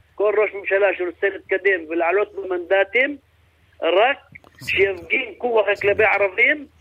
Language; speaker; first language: Hebrew; non-native, local second language; Arabic